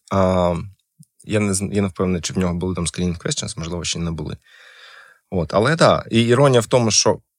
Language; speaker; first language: Ukrainian; non-native, local second language; Russian